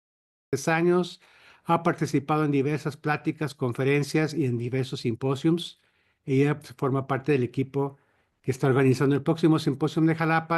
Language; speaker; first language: Spanish; native; Spanish